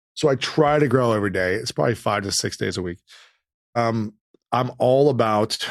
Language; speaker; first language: English; native; English